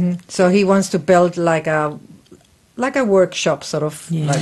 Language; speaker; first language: English; non-native, fluent; Spanish